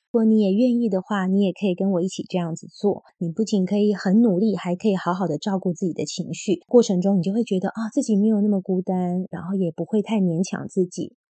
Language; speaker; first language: Chinese; native; Chinese